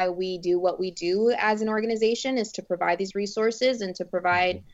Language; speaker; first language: English; early bilingual, other home language; Spanish